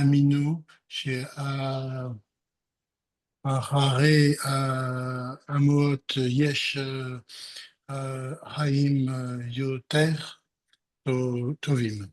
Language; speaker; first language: Hebrew; non-native, learner; French